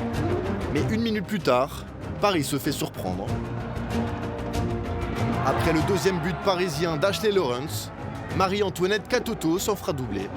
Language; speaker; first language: French; native; French